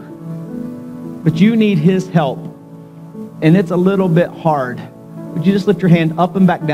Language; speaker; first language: English; native; English